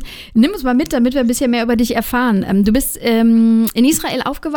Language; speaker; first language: German; native; German